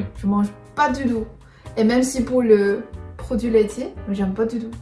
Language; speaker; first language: French; non-native, learner; Chinese